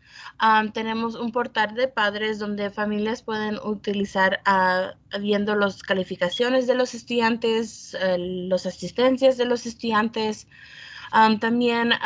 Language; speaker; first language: Spanish; early bilingual, heritage; Spanish